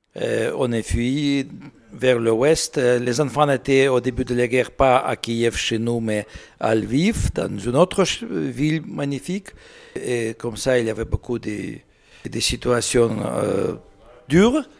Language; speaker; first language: French; non-native, learner; Russian